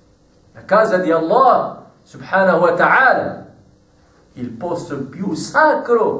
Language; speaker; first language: Italian; non-native, fluent; Arabic